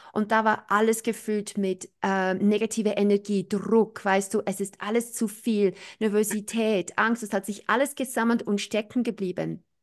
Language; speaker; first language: German; non-native, fluent; English